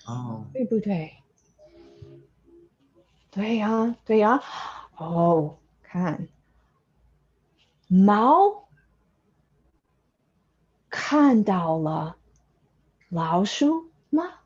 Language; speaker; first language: Chinese; non-native, fluent; English